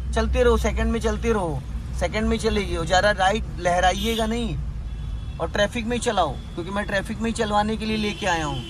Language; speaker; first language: Hindi; native; Hindi